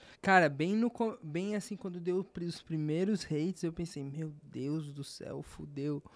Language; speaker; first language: Portuguese; native; Portuguese